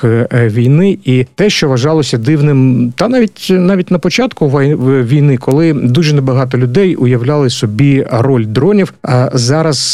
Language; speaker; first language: Ukrainian; native; Ukrainian